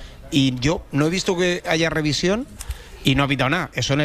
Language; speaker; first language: Spanish; native; Spanish